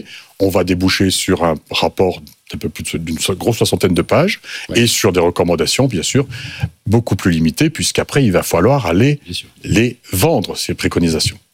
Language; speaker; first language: French; native; French